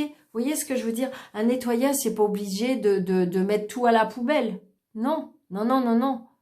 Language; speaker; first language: French; native; French